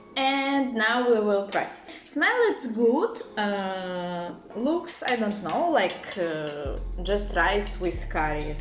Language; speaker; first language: English; non-native, learner; Russian